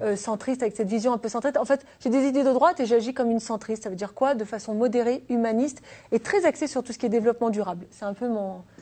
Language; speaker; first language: French; native; French